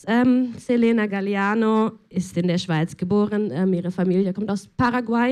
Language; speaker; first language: German; native; German